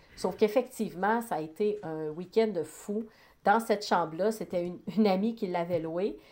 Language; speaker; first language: French; native; French